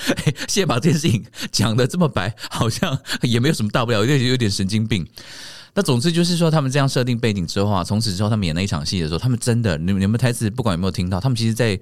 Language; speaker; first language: Chinese; native; Chinese